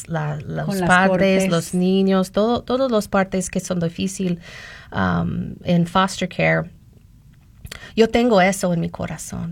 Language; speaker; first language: Spanish; non-native, learner; English